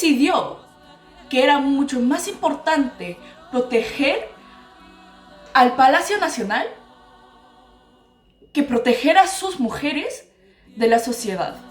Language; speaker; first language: Spanish; non-native, local second language; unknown